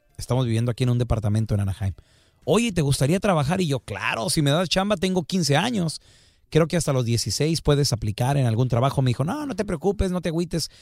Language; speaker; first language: Spanish; native; Spanish